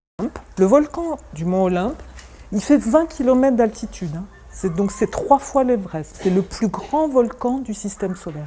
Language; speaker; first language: French; native; French